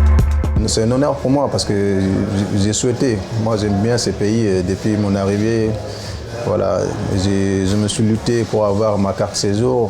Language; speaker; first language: French; non-native, local second language; Soninke